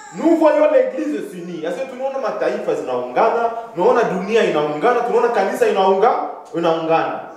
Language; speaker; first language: French; non-native, local second language; Swahili